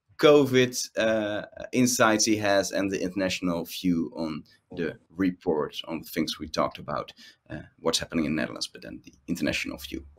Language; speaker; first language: English; non-native, fluent; Dutch